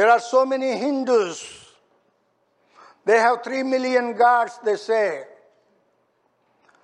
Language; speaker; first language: English; non-native, local second language; Telugu